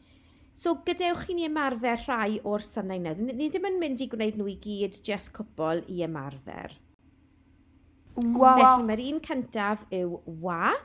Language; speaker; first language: Welsh; non-native, local second language; English